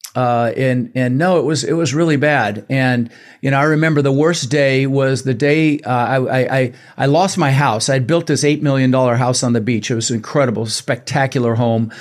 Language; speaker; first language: English; early bilingual, other home language; Dutch